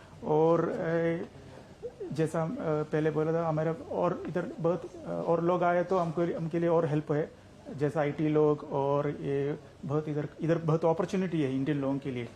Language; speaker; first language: Hindi; non-native, local second language; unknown